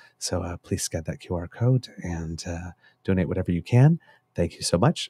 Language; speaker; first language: English; native; English